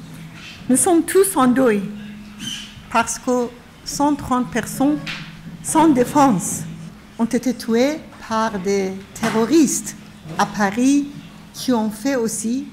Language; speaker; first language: French; non-native, fluent; Persian